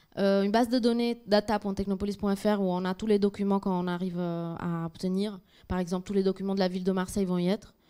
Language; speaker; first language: French; native; French